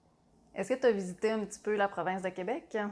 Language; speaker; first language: French; native; French